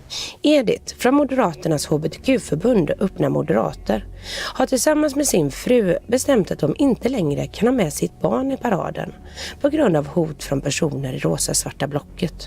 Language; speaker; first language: Swedish; native; Swedish